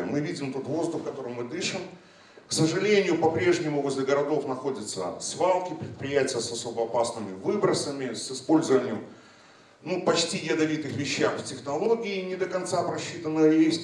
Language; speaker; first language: Russian; native; Russian